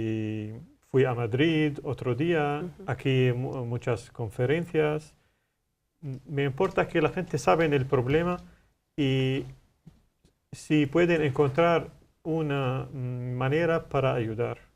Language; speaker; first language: Spanish; non-native, learner; Arabic